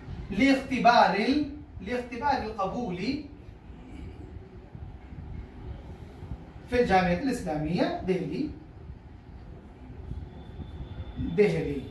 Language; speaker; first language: Arabic; non-native, fluent; Urdu